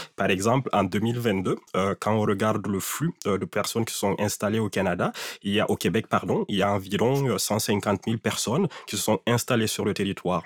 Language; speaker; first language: French; non-native, local second language; Fula